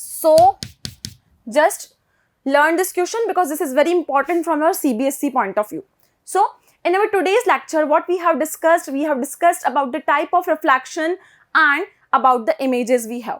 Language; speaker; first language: English; non-native, local second language; Hindi